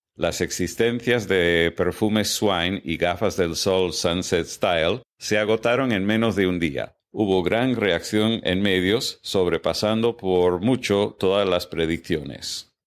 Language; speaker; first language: Spanish; non-native, fluent; English